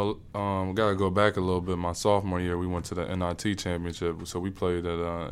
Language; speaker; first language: English; native; English